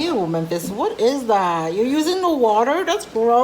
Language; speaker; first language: English; native; English